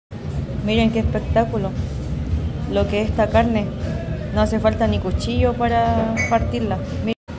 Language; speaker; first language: Spanish; native; Spanish